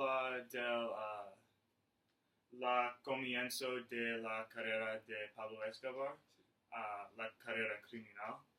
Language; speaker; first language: Spanish; non-native, learner; English